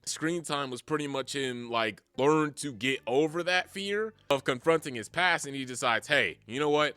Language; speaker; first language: English; native; English